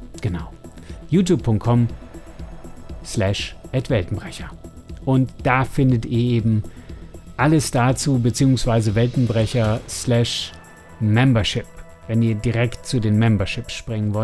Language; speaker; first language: German; native; German